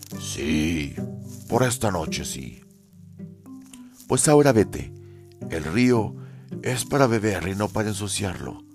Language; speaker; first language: Spanish; native; Spanish